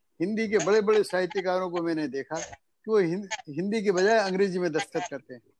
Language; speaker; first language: Hindi; native; Hindi